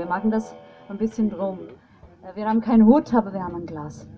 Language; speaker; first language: German; non-native, learner; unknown